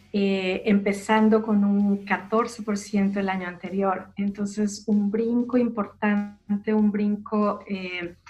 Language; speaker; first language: Spanish; native; Spanish